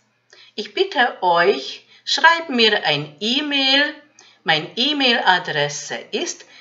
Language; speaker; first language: German; non-native, fluent; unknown